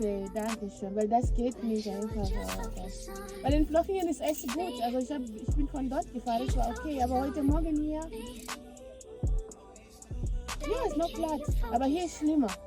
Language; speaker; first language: German; non-native, learner; Swahili